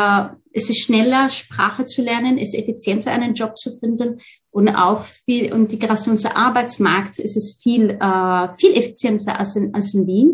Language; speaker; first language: German; non-native, fluent; Arabic